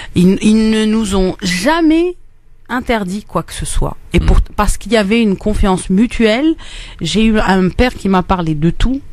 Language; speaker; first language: French; non-native, local second language; Arabic